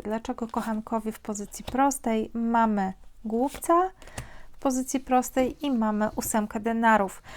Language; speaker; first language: Polish; native; Polish